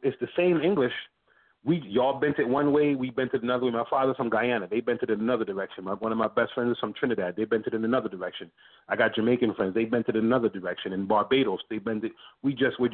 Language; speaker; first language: English; early bilingual, other home language; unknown